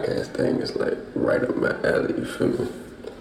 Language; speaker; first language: English; native; English